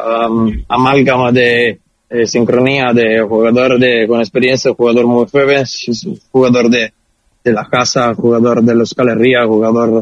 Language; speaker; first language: Spanish; non-native, learner; Italian